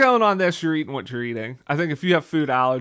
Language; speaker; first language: English; native; English